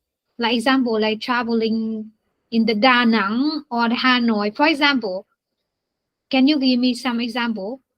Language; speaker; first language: English; non-native, learner; Vietnamese